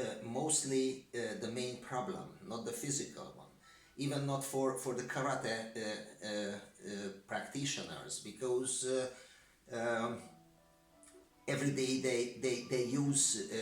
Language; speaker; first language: English; non-native, learner; Hungarian